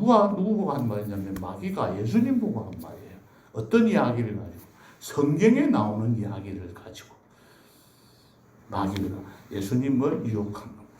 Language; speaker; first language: Korean; native; Korean